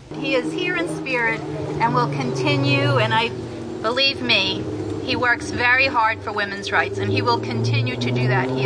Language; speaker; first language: English; early bilingual, other home language; Spanish